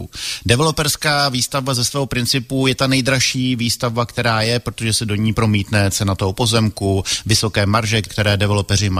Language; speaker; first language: Czech; native; Czech